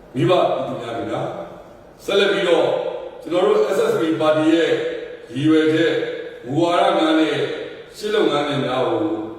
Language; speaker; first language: Burmese; non-native, local second language; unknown